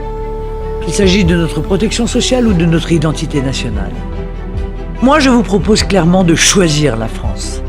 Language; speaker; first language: French; native; French